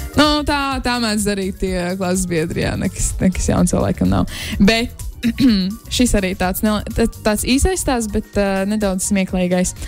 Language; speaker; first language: Latvian; native; Latvian